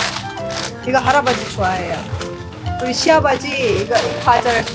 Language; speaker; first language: Korean; non-native, learner; Persian